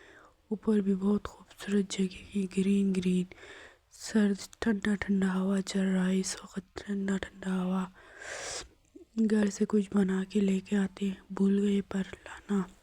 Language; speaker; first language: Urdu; non-native, local second language; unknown